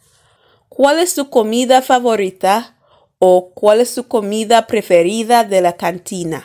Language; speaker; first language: Spanish; non-native, fluent; English